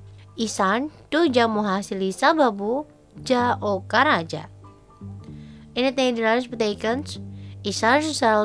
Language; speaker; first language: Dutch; non-native, learner; Indonesian